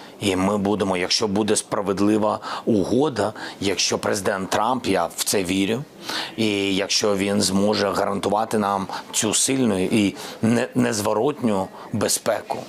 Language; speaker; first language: Ukrainian; non-native, local second language; Russian